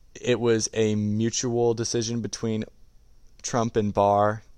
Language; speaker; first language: English; native; English